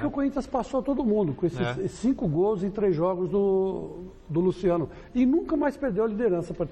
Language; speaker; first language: Portuguese; native; Portuguese